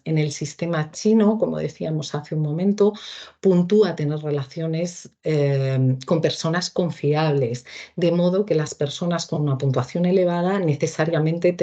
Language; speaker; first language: Spanish; native; Spanish